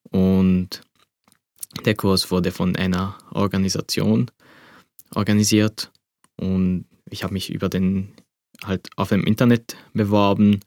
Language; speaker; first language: German; non-native, fluent; Arabic